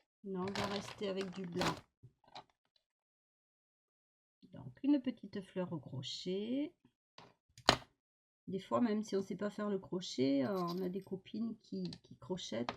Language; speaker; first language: French; native; French